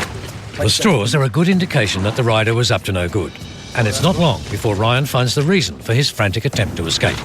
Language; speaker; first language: English; native; English